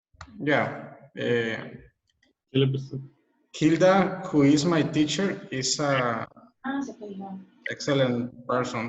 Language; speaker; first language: English; non-native, learner; Spanish